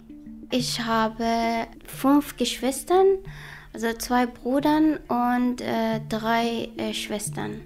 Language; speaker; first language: German; non-native, learner; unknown